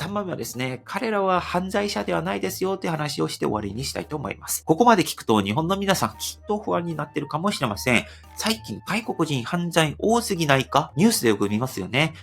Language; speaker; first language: Japanese; non-native, fluent; Korean